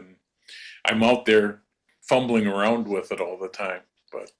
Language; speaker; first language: English; native; English